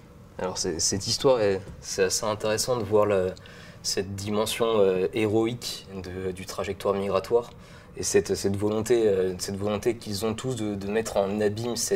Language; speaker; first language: French; native; French